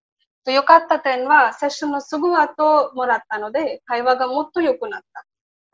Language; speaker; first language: Japanese; non-native, learner; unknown